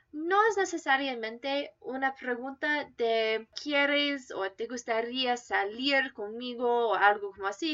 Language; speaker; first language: Spanish; non-native, fluent; English